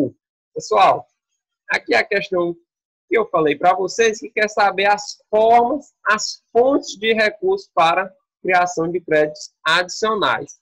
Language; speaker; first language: Portuguese; native; Portuguese